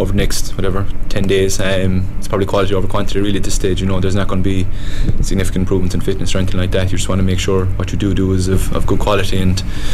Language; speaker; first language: English; native; English